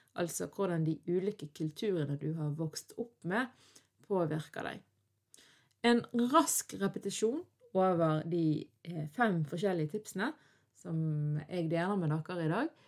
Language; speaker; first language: Norwegian; early bilingual, other home language; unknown